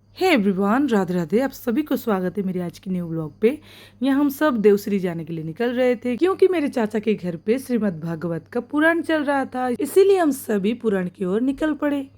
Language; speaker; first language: Hindi; non-native, local second language; Assamese